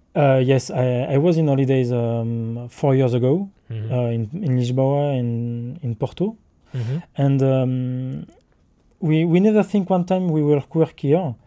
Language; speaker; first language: English; non-native, learner; French